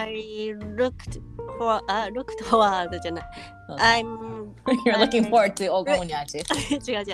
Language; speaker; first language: English; non-native, fluent; Japanese